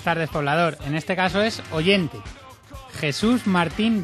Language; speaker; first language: Spanish; native; Spanish